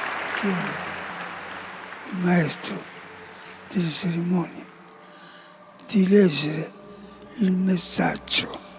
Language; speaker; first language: Italian; non-native, fluent; Spanish